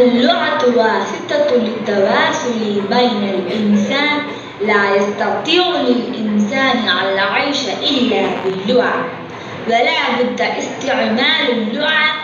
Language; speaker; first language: Arabic; non-native, learner; Malayalam